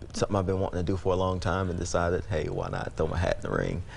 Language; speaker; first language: English; native; English